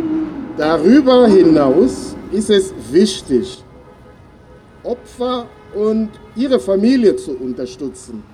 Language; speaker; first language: German; non-native, fluent; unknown